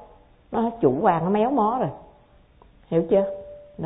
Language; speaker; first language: Vietnamese; native; Vietnamese